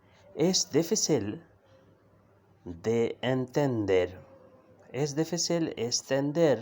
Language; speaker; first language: Spanish; non-native, fluent; Urdu